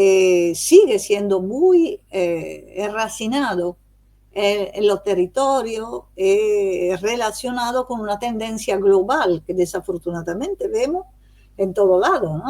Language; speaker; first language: Spanish; non-native, fluent; Italian